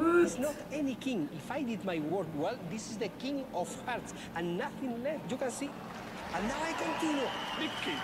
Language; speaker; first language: English; non-native, fluent; Spanish